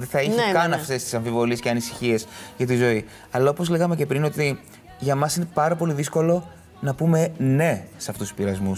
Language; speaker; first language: Greek; native; Greek